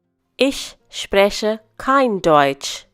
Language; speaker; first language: German; non-native, fluent; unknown